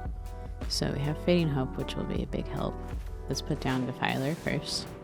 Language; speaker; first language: English; native; English